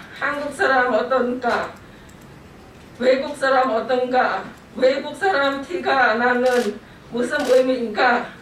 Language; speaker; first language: Korean; non-native, learner; Khmer